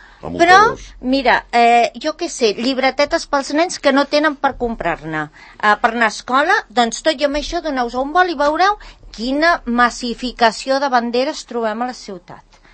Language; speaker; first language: Catalan; native; Catalan